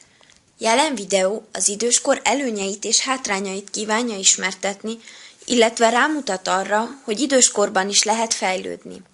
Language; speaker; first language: Hungarian; native; Hungarian